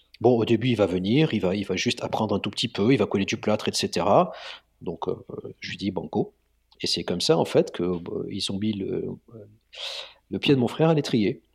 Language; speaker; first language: French; non-native, local second language; Arabic